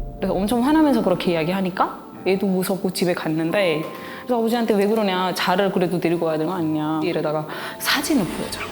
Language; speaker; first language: Korean; non-native, fluent; Hindi